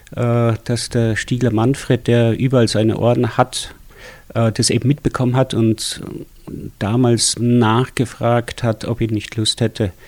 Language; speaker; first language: German; native; German